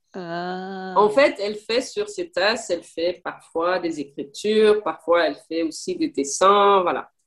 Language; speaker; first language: French; non-native, fluent; English